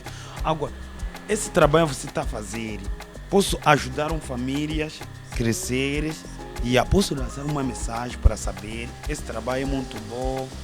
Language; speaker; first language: Portuguese; non-native, learner; Kinyarwanda